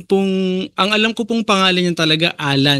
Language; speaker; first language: Filipino; native; Filipino